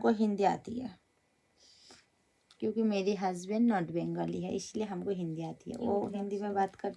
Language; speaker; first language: Hindi; non-native, local second language; Bangla